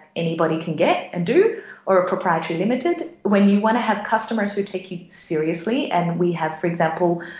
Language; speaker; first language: English; native; English